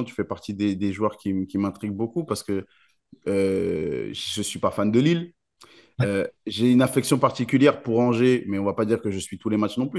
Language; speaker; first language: French; native; French